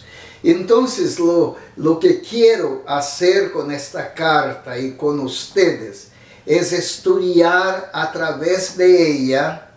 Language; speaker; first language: Spanish; non-native, fluent; Portuguese